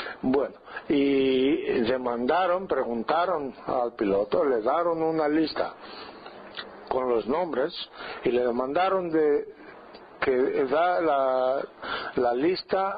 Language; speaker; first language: Spanish; non-native, fluent; Greek